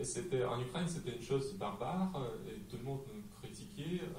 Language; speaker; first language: French; non-native, fluent; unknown